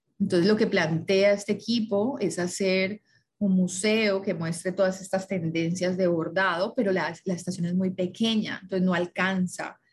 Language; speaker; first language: Spanish; native; Spanish